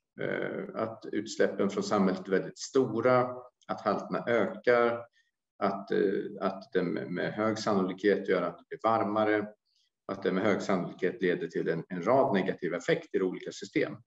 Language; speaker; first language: Swedish; native; Swedish